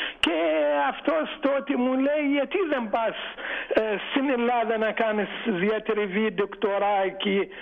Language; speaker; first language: Greek; non-native, fluent; Arabic